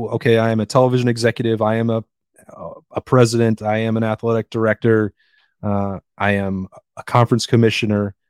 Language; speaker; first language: English; native; English